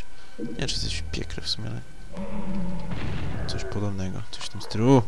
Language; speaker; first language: Polish; native; Polish